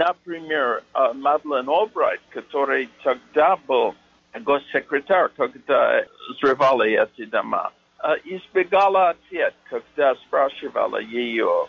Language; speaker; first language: Russian; non-native, fluent; English